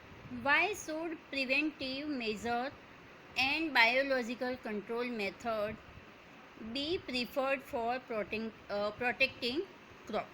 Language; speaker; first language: English; non-native, local second language; Hindi